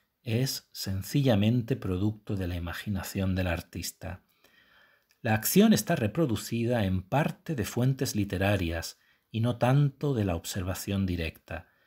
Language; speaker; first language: Spanish; native; Spanish